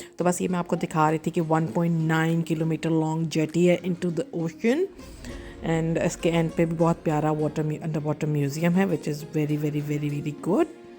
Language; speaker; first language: Urdu; native; Urdu